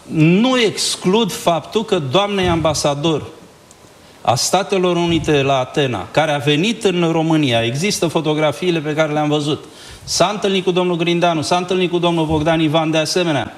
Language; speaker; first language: Romanian; native; Romanian